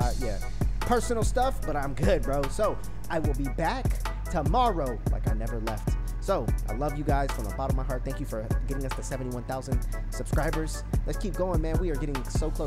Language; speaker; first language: English; native; English